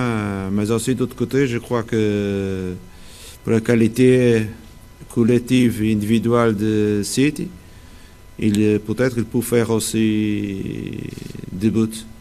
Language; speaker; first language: French; non-native, fluent; Portuguese